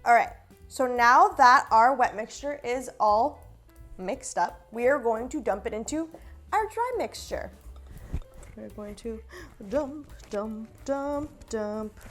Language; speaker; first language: English; native; English